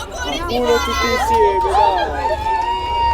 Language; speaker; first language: Italian; native; Italian